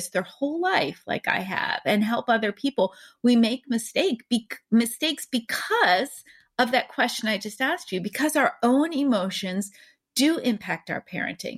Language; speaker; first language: English; native; English